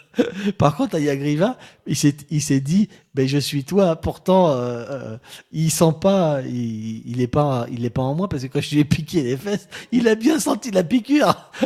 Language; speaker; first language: French; native; French